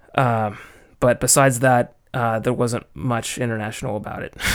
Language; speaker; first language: English; native; English